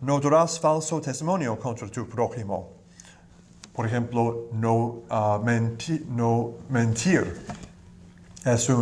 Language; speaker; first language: Spanish; non-native, learner; English